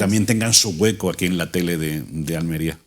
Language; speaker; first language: Spanish; native; Spanish